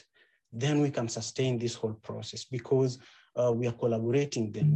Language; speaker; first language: English; non-native, local second language; Luo (Kenya and Tanzania)